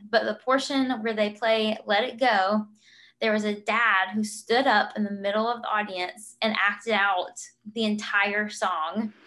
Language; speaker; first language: English; native; English